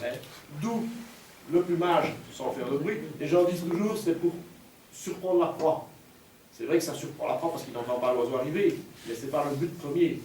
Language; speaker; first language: French; native; French